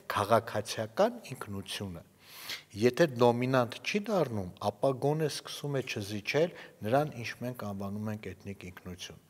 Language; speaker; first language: Armenian; native; Armenian